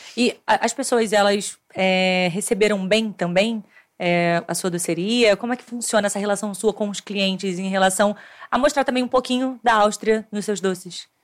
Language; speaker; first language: Portuguese; native; Portuguese